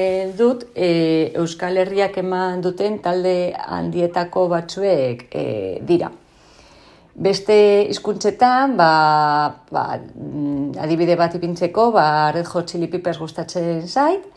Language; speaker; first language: Basque; non-native, local second language; Spanish